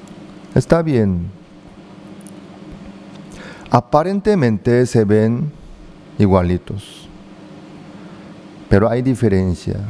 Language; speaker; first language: Spanish; non-native, fluent; Korean